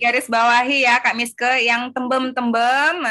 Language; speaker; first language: Indonesian; native; Indonesian